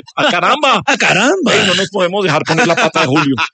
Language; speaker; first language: Spanish; native; Spanish